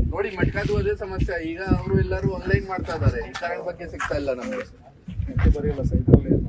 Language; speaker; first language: Kannada; non-native, learner; Hindi